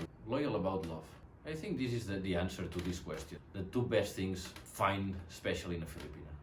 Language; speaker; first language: English; non-native, fluent; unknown